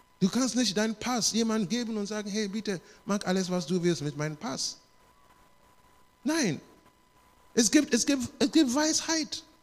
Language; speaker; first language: German; non-native, learner; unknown